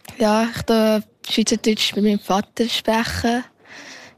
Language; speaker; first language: German; early bilingual, heritage; German